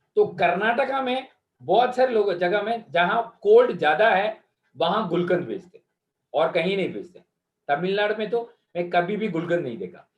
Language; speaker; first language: Hindi; non-native, local second language; Kannada